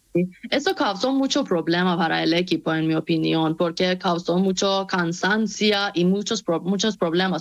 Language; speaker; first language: Spanish; non-native, fluent; Persian